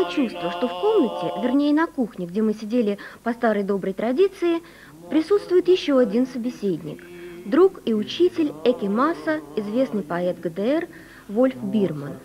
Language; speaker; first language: Russian; native; Russian